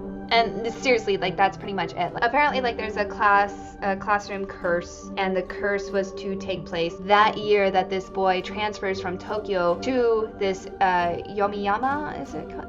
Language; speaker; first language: English; native; English